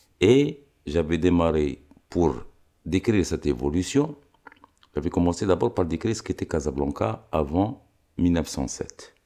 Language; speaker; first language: French; non-native, local second language; Arabic